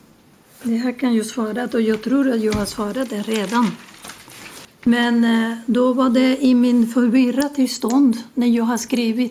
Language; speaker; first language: Swedish; non-native, learner; Spanish